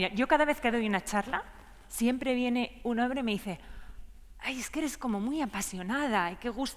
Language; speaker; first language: Spanish; native; Spanish